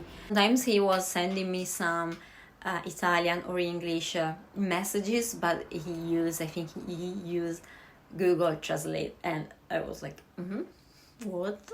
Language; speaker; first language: English; non-native, fluent; Italian